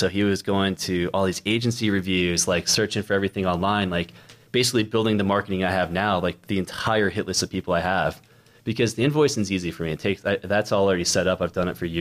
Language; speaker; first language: English; native; English